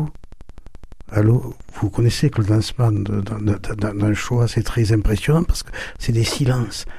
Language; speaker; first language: French; native; French